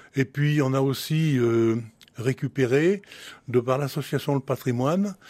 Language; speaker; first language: French; native; French